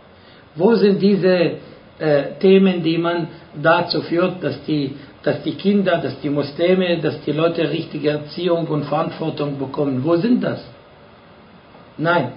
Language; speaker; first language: German; non-native, fluent; Arabic